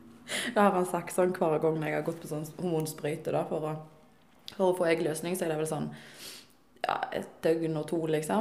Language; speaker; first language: Norwegian; native; Norwegian